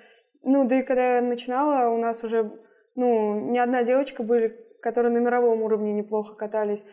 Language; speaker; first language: Russian; native; Russian